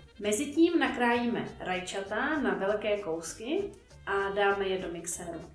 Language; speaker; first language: Czech; native; Czech